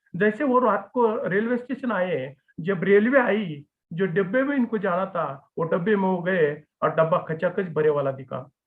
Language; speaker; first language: Hindi; non-native, local second language; Marathi